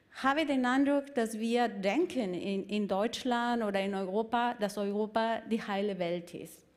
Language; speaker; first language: German; non-native, fluent; Spanish